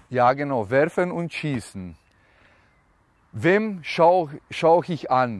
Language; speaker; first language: German; non-native, learner; Hungarian